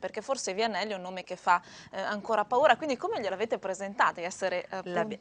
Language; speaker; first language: Italian; native; Italian